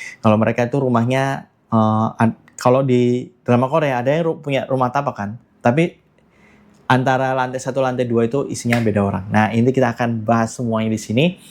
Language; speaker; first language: Indonesian; native; Indonesian